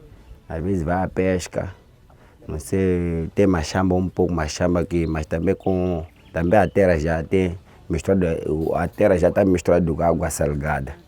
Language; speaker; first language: Portuguese; non-native, local second language; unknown